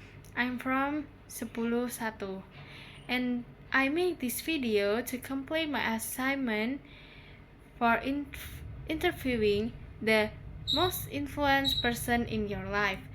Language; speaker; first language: English; non-native, learner; Indonesian